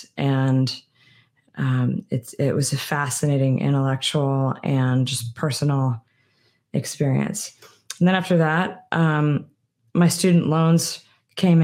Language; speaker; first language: English; native; English